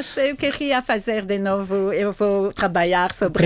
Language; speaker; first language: Portuguese; non-native, fluent; French